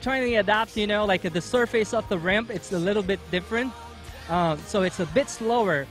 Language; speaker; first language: English; non-native, fluent; Portuguese